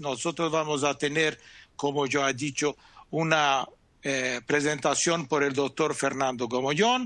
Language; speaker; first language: Spanish; non-native, fluent; Portuguese